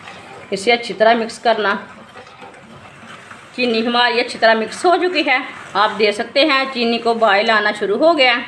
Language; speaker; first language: Hindi; native; Hindi